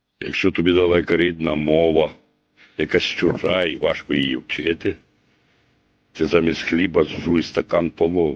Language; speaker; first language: Ukrainian; native; Ukrainian